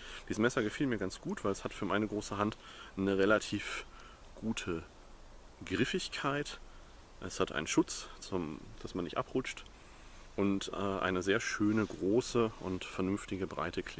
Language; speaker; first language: German; native; German